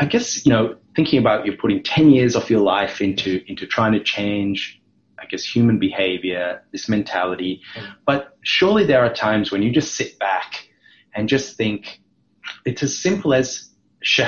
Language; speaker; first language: English; non-native, local second language; Sinhala